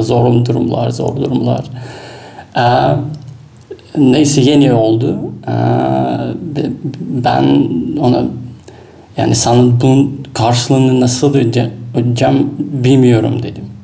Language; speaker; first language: Turkish; non-native, fluent; Russian